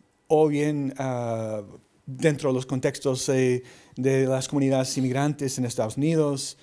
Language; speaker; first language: Spanish; early bilingual, heritage; English